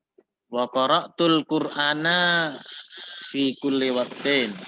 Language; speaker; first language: Arabic; non-native, fluent; Indonesian